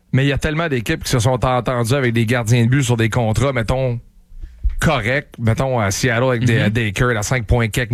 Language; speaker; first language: French; native; French